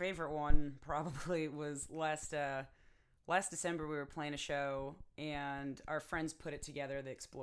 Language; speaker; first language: English; native; English